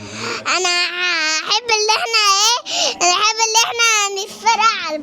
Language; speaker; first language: Arabic; native; Arabic